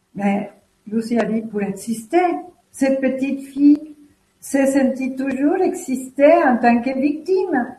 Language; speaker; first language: French; non-native, fluent; Spanish